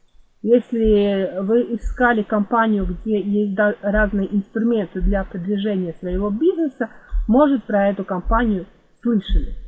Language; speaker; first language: Russian; non-native, fluent; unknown